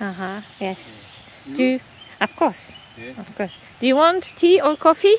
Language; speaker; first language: English; non-native, fluent; Polish